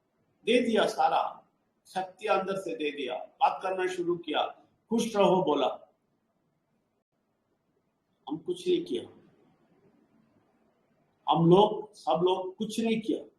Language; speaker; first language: Hindi; non-native, local second language; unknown